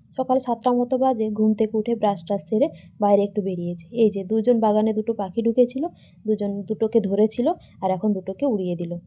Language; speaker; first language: Bangla; non-native, local second language; Santali